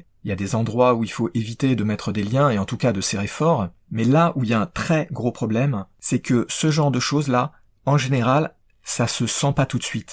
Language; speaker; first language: French; native; French